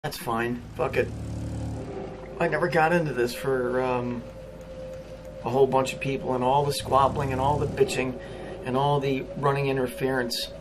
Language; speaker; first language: English; native; English